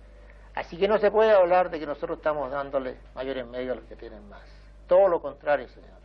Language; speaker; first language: Spanish; native; Spanish